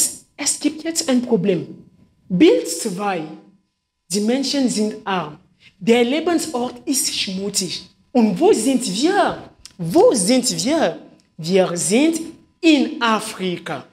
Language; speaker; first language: German; non-native, fluent; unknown